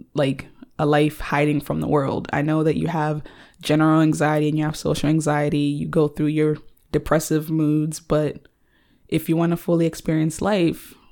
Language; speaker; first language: English; early bilingual, other home language; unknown